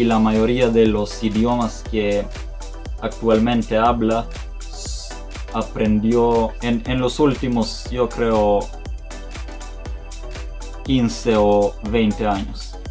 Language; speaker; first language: Spanish; non-native, fluent; Serbian